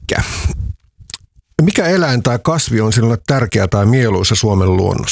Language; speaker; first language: Finnish; native; Finnish